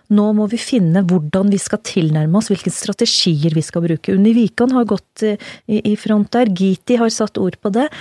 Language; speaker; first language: Norwegian; early bilingual, other home language; Urdu